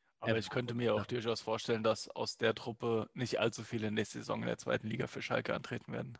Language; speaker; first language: German; native; German